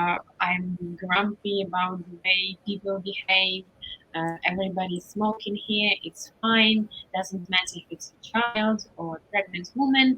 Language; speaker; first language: English; non-native, fluent; Russian